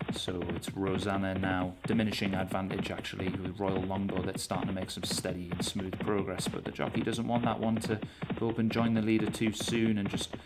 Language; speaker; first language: English; native; English